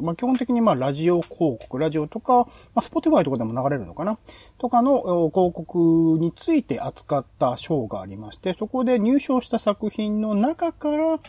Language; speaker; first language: Japanese; native; Japanese